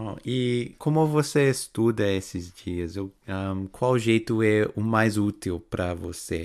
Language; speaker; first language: Portuguese; non-native, fluent; English